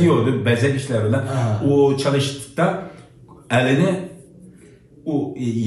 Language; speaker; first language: Turkish; non-native, learner; Uyghur